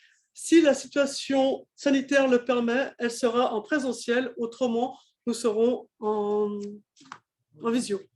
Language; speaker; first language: French; native; French